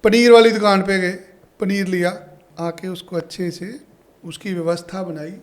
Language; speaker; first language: Hindi; non-native, local second language; Punjabi